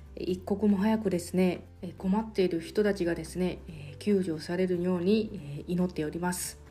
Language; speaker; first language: Japanese; non-native, fluent; Chinese